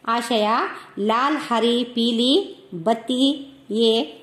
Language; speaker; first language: Hindi; non-native, local second language; Kannada